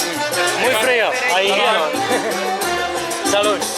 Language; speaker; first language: Spanish; non-native, learner; Finnish